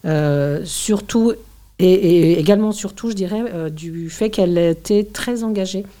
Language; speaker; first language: French; native; French